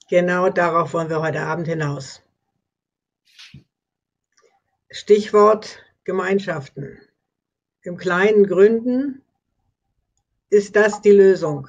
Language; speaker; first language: German; native; German